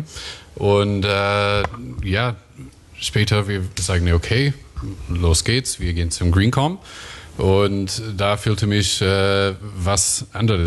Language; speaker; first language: German; non-native, fluent; English